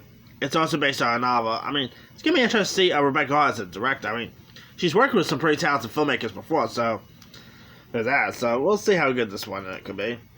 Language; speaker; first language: English; native; English